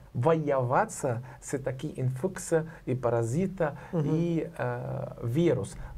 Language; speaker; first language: Russian; non-native, fluent; Arabic